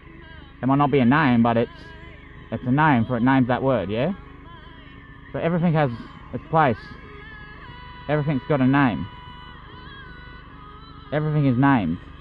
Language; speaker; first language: English; native; English